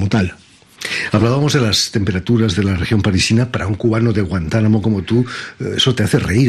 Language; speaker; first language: Spanish; native; Spanish